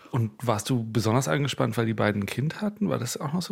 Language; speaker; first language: German; native; German